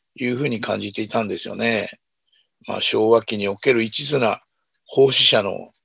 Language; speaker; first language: Japanese; native; Japanese